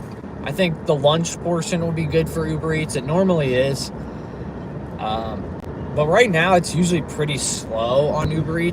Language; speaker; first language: English; native; English